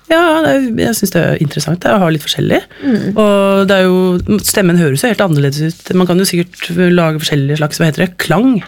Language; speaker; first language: Norwegian; native; Norwegian